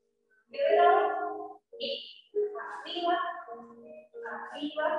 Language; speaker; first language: Spanish; native; Spanish